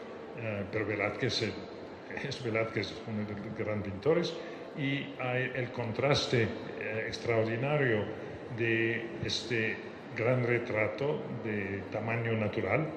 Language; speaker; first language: Spanish; non-native, fluent; French